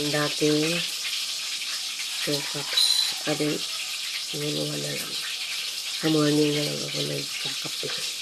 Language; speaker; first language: Filipino; non-native, local second language; Cebuano